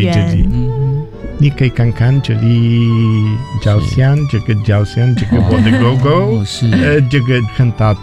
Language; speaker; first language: Chinese; non-native, learner; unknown